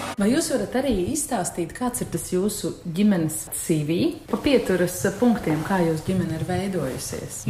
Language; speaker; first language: Latvian; native; Latvian